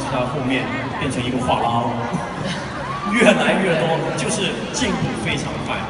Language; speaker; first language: Chinese; non-native, local second language; Cantonese